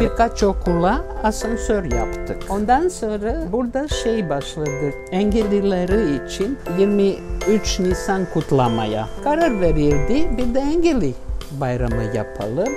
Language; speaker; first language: Turkish; non-native, fluent; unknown